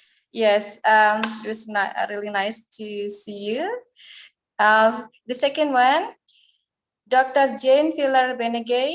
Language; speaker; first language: English; non-native, fluent; Indonesian